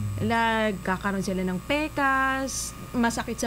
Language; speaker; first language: Filipino; native; Filipino